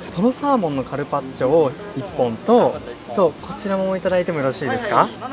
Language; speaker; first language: Japanese; native; Japanese